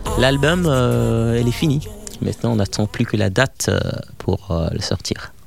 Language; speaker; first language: French; non-native, fluent; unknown